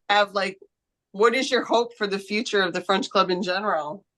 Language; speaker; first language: English; native; English